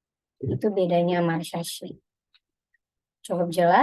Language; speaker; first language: Indonesian; native; Indonesian